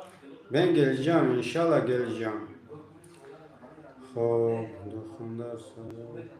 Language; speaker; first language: Turkish; non-native, learner; Tajik